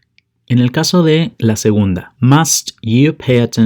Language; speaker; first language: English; non-native, fluent; Spanish